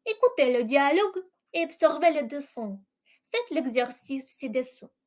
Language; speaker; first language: French; non-native, fluent; Ukrainian